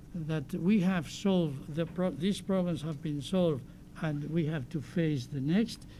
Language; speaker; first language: English; non-native, fluent; Spanish